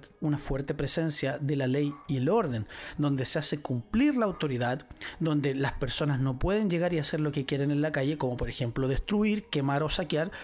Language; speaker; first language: Spanish; native; Spanish